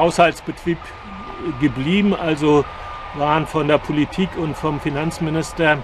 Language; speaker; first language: German; native; German